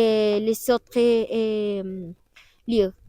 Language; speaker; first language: French; non-native, learner; Spanish